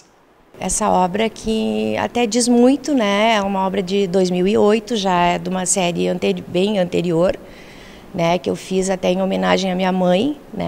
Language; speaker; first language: Portuguese; native; Portuguese